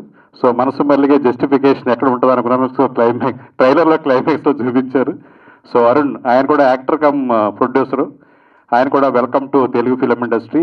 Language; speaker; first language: Telugu; native; Telugu